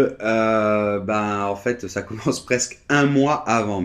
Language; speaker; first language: French; native; French